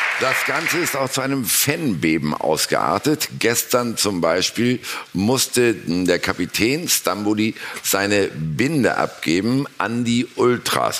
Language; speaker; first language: German; native; German